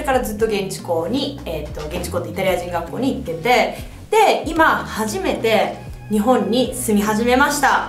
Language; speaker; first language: Japanese; early bilingual, heritage; Japanese